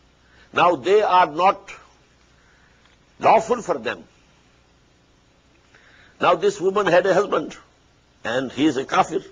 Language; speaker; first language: English; non-native, local second language; Urdu